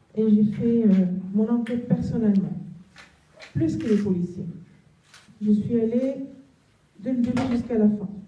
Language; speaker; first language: French; non-native, local second language; Arabic